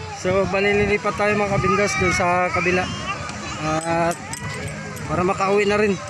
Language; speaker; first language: Filipino; non-native, local second language; Waray